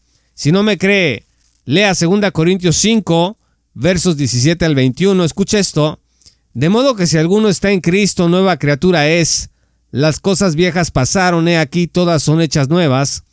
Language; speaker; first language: Spanish; native; Spanish